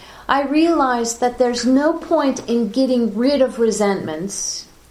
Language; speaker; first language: English; native; English